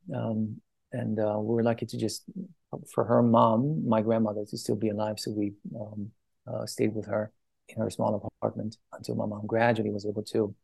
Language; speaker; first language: English; early bilingual, other home language; Persian